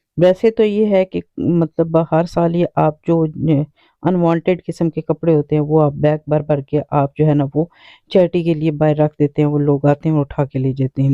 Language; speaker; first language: Urdu; native; Urdu